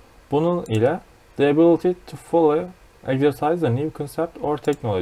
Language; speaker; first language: English; non-native, fluent; Turkish